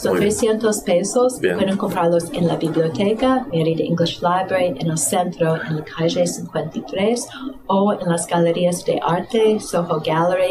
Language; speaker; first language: Spanish; non-native, fluent; English